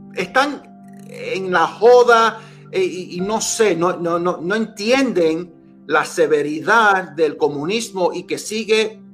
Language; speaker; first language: Spanish; early bilingual, heritage; Spanish